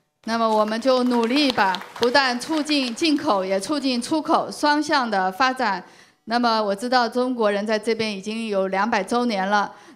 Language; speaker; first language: Portuguese; non-native, learner; Chinese